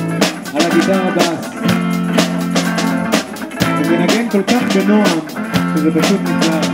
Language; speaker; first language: Hebrew; native; Hebrew